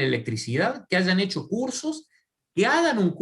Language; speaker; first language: Spanish; native; Spanish